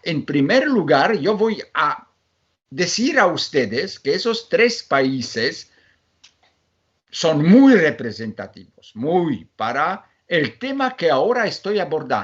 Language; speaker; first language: Spanish; non-native, fluent; Polish